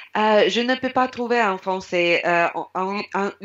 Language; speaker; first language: French; non-native, learner; Russian